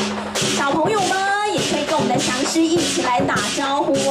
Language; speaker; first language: Chinese; native; Chinese